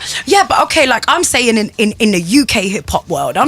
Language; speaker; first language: English; native; English